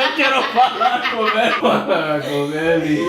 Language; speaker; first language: Portuguese; non-native, learner; English